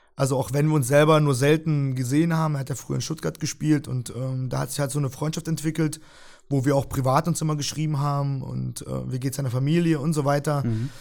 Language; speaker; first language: German; early bilingual, other home language; Russian